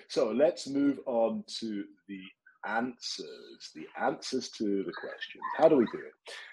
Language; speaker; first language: English; native; English